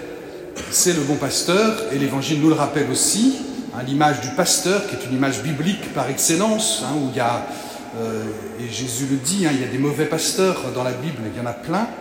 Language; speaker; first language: French; native; French